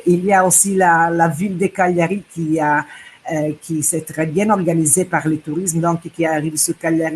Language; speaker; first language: French; non-native, fluent; Italian